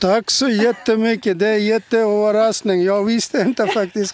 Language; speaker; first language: Swedish; non-native, local second language; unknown